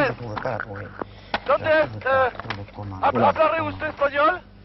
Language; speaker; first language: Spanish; non-native, learner; French